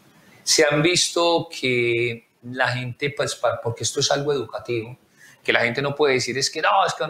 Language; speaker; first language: Spanish; native; Spanish